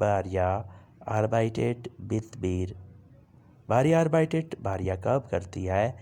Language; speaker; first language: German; non-native, fluent; Urdu